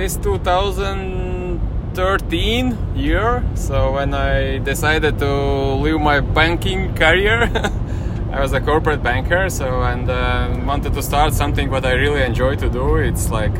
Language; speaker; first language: English; non-native, fluent; Latvian